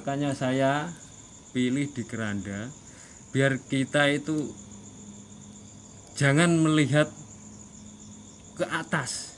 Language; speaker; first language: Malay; non-native, local second language; Javanese